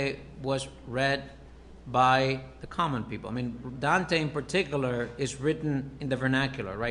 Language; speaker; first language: English; early bilingual, other home language; Spanish